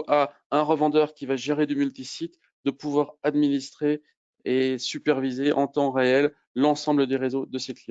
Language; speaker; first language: French; native; French